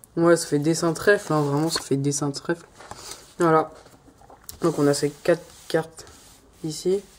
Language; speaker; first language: French; native; French